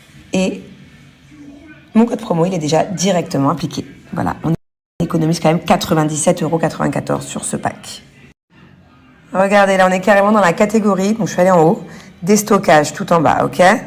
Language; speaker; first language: French; native; French